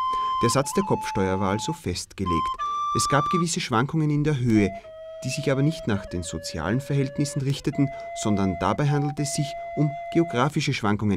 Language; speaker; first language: German; native; German